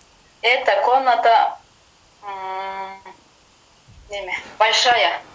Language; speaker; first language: Russian; non-native, learner; Kyrgyz